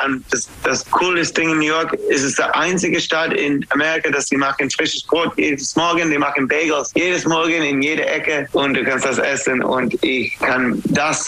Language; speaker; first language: German; non-native, learner; English